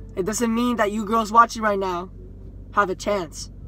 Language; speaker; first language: English; early bilingual, other home language; Spanish